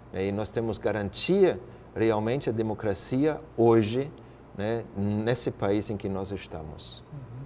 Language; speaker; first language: Portuguese; non-native, fluent; German